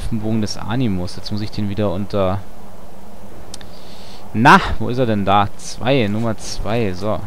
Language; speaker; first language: German; native; German